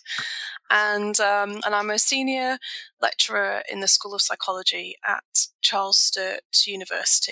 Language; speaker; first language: English; native; English